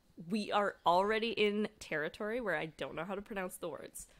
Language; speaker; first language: English; native; English